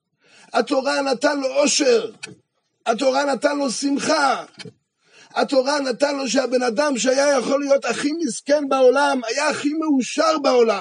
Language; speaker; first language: Hebrew; non-native, fluent; French